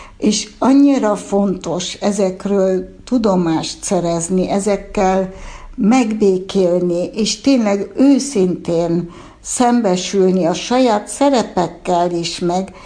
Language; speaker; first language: Hungarian; early bilingual, heritage; Hungarian